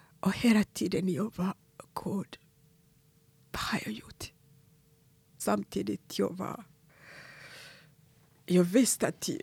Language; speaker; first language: Swedish; non-native, fluent; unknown